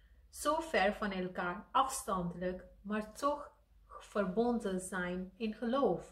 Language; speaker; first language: Dutch; non-native, fluent; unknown